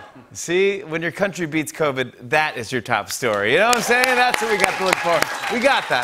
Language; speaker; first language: English; native; English